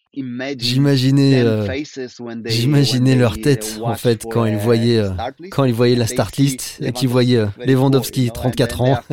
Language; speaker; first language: French; non-native, fluent; Polish